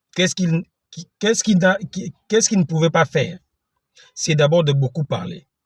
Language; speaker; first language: French; non-native, local second language; Lingala